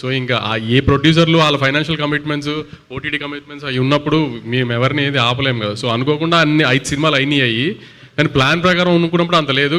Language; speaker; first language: Telugu; native; Telugu